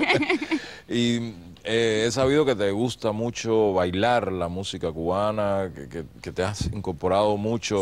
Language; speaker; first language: Spanish; native; Spanish